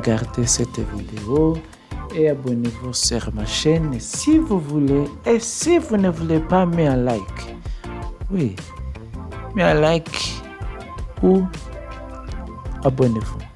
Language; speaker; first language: French; non-native, learner; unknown